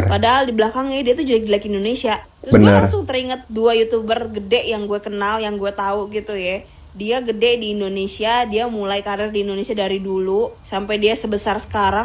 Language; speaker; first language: Indonesian; native; Indonesian